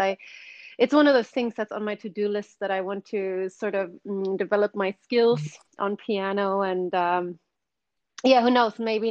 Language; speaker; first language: English; non-native, fluent; Swedish